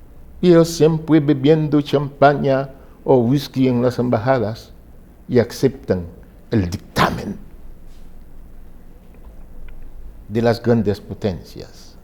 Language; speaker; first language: Spanish; non-native, fluent; Haitian Creole